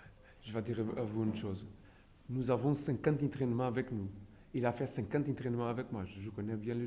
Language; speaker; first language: French; non-native, fluent; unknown